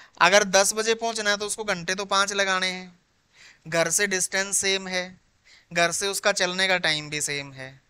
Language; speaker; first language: Hindi; non-native, local second language; Punjabi